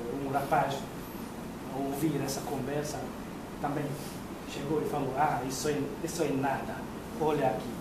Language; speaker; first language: Portuguese; non-native, fluent; Hungarian